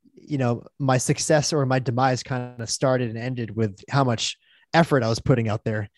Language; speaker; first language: English; native; English